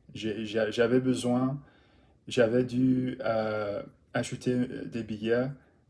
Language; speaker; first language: French; non-native, learner; English